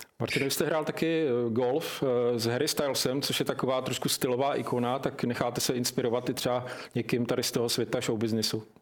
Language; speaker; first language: Czech; native; Czech